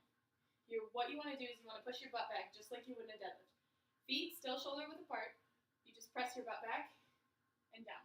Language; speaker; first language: English; native; English